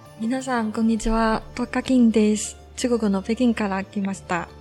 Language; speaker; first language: Japanese; non-native, learner; Chinese